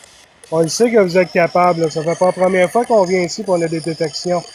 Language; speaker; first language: French; native; French